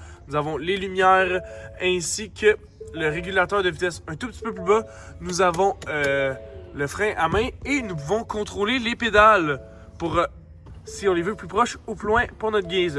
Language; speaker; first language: French; native; French